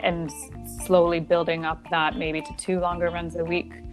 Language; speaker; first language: English; native; English